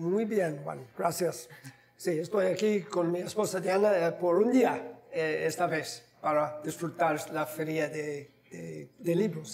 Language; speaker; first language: Spanish; non-native, fluent; English